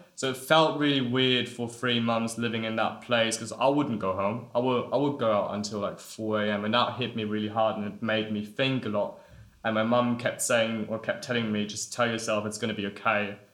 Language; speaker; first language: English; non-native, fluent; German